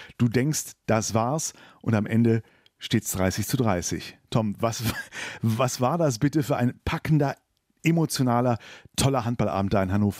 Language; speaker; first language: German; native; German